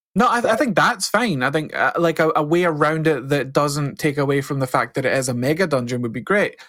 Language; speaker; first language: English; native; English